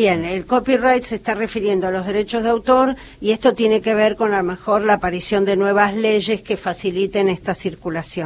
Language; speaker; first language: Spanish; native; Spanish